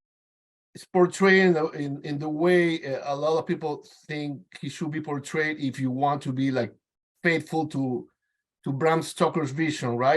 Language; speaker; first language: English; non-native, fluent; Spanish